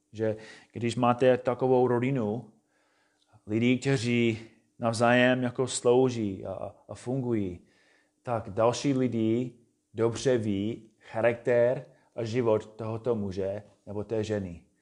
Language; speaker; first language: Czech; non-native, fluent; English